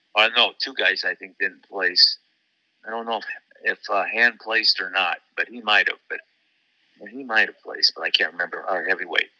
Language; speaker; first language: English; native; English